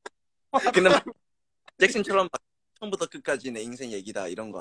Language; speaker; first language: Korean; non-native, fluent; English